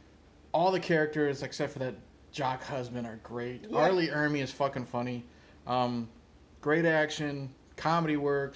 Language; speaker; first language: English; native; English